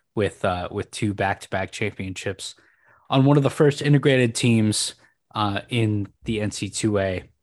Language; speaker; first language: English; native; English